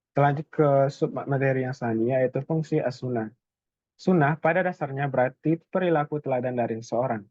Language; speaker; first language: Indonesian; native; Indonesian